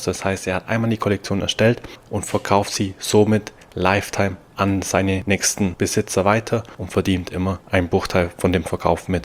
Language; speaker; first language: German; native; German